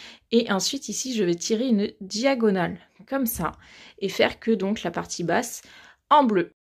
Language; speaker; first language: French; native; French